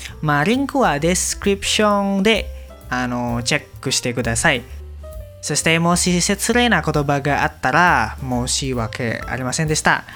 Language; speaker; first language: Japanese; non-native, learner; Indonesian